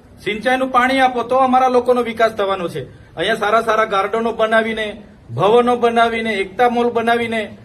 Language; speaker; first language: Gujarati; non-native, local second language; Vasavi